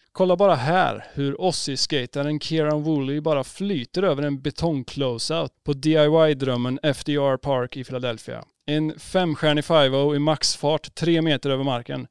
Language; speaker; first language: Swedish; native; Swedish